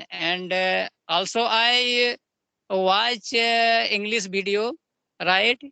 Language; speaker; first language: English; non-native, learner; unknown